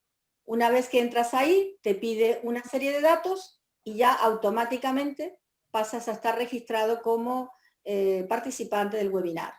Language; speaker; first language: Spanish; native; Spanish